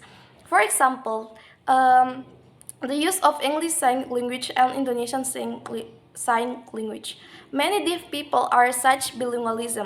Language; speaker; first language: English; non-native, learner; Indonesian